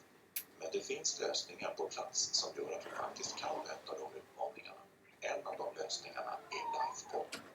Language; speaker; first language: Swedish; native; Swedish